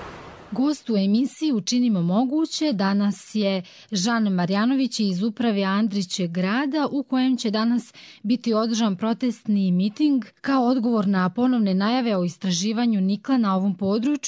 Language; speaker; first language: Serbian; native; Serbian